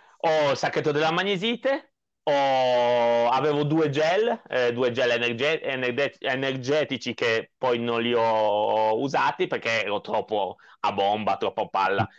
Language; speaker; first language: Italian; non-native, fluent; Polish